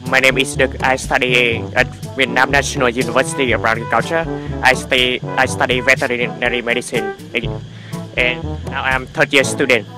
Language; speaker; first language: English; non-native, learner; Vietnamese